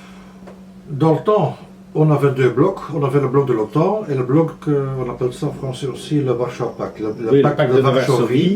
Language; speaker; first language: French; non-native, local second language; Dutch